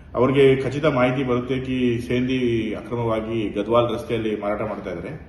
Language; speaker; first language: Kannada; non-native, local second language; Urdu